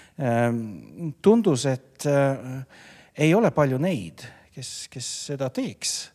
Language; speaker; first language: Estonian; non-native, fluent; Norwegian